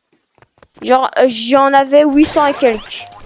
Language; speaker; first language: French; native; French